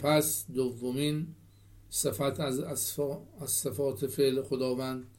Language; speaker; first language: Persian; native; Persian